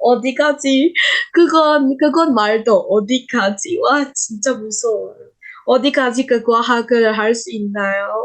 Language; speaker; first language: Korean; non-native, learner; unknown